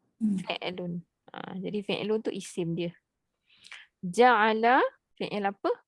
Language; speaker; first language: Malay; native; Malay